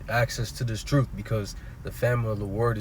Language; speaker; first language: English; native; English